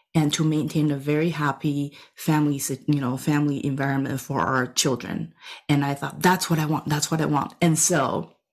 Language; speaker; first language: English; non-native, fluent; Chinese